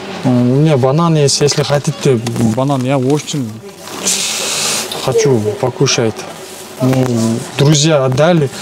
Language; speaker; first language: Russian; non-native, learner; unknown